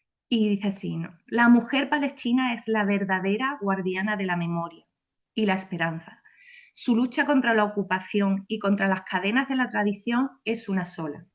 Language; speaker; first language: Spanish; native; Spanish